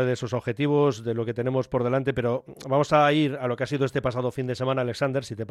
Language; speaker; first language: Spanish; native; Spanish